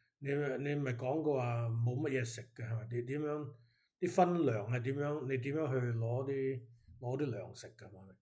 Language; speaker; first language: Cantonese; early bilingual, heritage; Cantonese